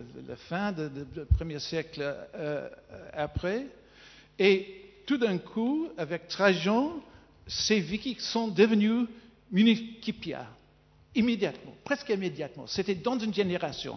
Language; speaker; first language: French; non-native, fluent; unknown